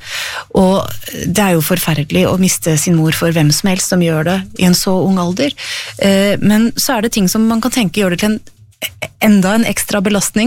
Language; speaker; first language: Norwegian; native; Norwegian